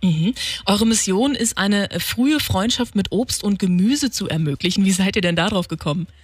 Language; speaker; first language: German; native; German